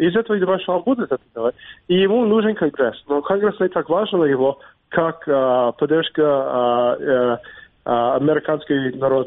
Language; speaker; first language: Russian; non-native, fluent; English